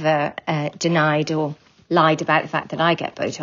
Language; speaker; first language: English; native; English